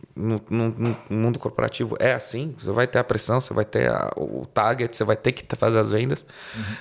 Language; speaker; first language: Portuguese; non-native, local second language; Spanish